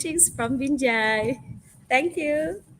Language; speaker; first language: English; non-native, fluent; Indonesian